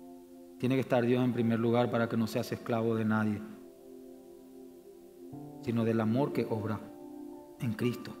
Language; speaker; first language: Spanish; native; Spanish